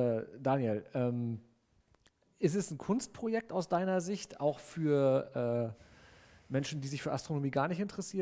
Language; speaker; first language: German; native; German